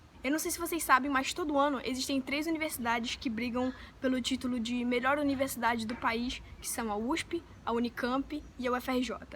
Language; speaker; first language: Portuguese; native; Portuguese